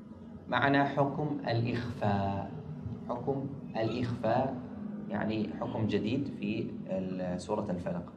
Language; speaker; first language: Arabic; native; Arabic